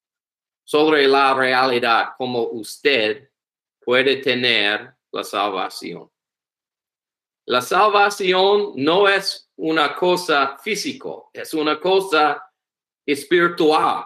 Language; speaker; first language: Spanish; non-native, learner; English